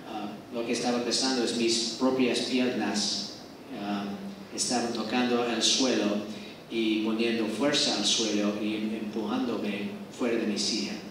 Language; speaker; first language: Spanish; non-native, fluent; English